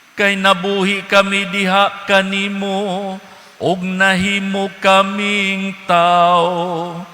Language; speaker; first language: Cebuano; native; Cebuano